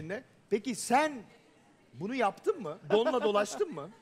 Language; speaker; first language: Turkish; native; Turkish